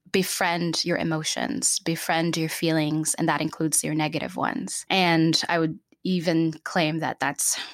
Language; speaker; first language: English; non-native, local second language; Filipino